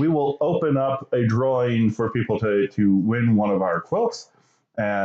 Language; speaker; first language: English; native; English